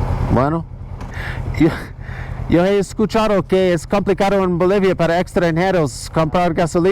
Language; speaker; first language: Spanish; non-native, learner; English